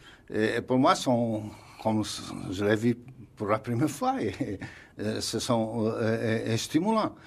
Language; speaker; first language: French; non-native, fluent; Portuguese